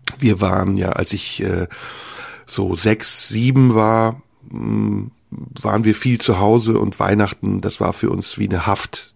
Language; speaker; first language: German; early bilingual, other home language; Turkish